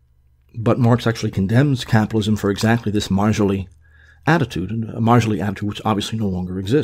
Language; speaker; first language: English; native; English